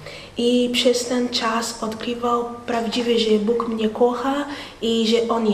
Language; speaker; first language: Polish; non-native, learner; Portuguese